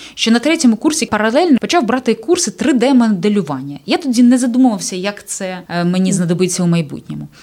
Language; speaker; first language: Ukrainian; native; Ukrainian